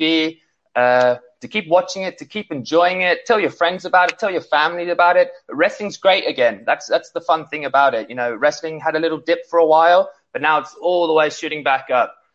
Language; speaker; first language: English; native; English